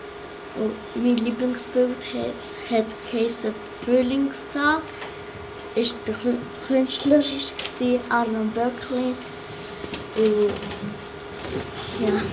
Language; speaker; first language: German; early bilingual, other home language; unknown